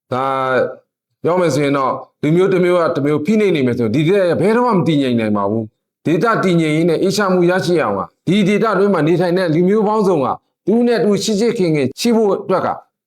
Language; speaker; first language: Burmese; non-native, local second language; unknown